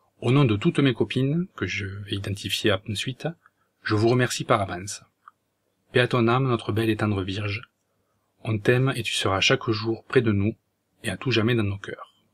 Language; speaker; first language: French; native; French